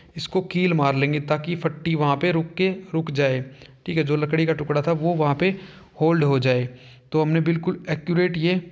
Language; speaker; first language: Hindi; native; Hindi